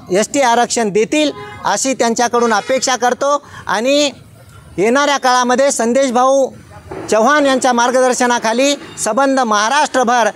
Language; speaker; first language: Marathi; non-native, local second language; Lambadi